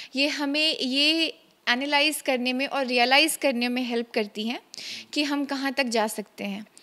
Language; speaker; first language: Hindi; native; Hindi